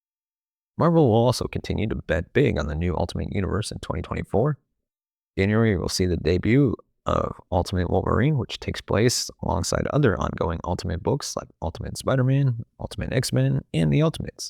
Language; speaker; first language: English; native; English